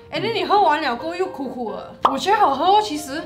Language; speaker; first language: Chinese; non-native, local second language; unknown